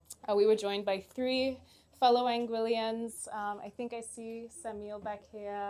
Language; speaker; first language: English; native; English